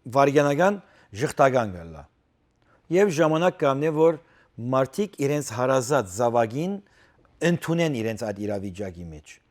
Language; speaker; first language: Armenian; early bilingual, heritage; Armenian